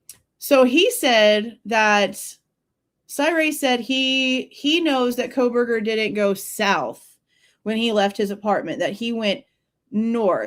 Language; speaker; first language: English; native; English